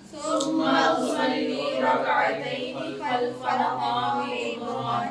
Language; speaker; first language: Arabic; non-native, learner; Urdu